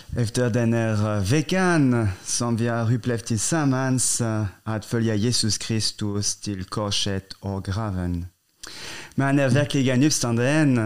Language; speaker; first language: Swedish; non-native, fluent; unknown